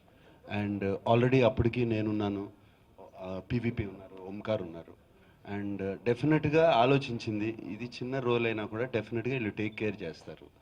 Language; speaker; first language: Telugu; native; Telugu